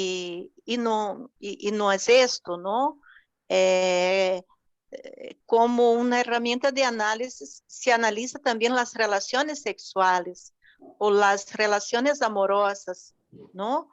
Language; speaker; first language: Spanish; non-native, fluent; Portuguese